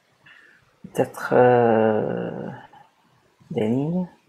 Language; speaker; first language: French; non-native, learner; English